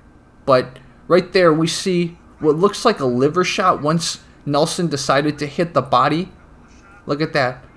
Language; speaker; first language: English; native; English